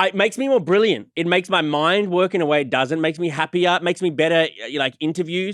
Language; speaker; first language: English; native; English